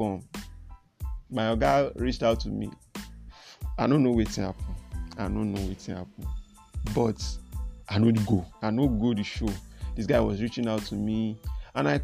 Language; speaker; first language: English; non-native, local second language; Yoruba